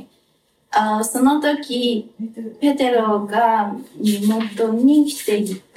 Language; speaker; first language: Japanese; non-native, fluent; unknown